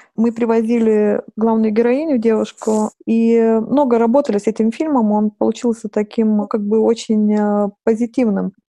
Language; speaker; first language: Russian; non-native, fluent; Lithuanian